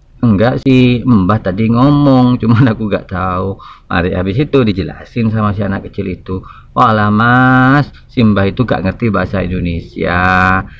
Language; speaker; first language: Indonesian; non-native, local second language; Madurese